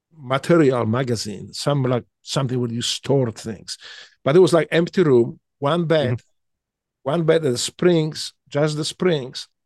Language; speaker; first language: English; non-native, fluent; Polish